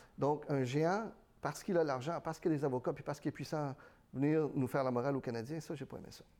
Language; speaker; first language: French; early bilingual, other home language; Spanish